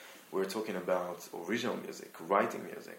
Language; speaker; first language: English; non-native, fluent; Hebrew